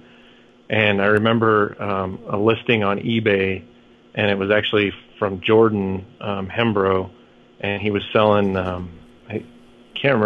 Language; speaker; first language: English; native; English